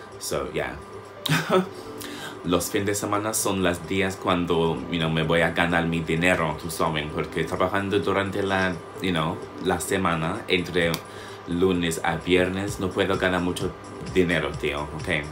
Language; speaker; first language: Spanish; non-native, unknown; English